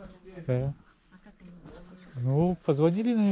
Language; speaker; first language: Russian; native; Russian